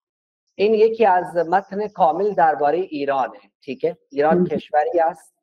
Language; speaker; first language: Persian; non-native, fluent; Urdu